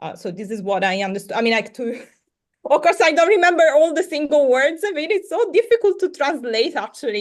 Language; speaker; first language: English; non-native, fluent; Italian